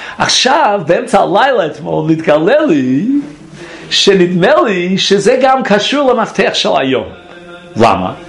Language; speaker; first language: Hebrew; non-native, fluent; English